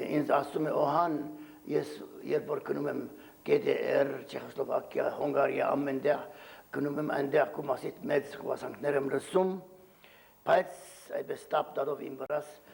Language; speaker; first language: Armenian; early bilingual, heritage; Armenian